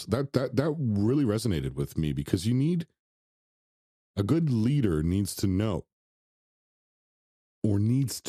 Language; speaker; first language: English; native; English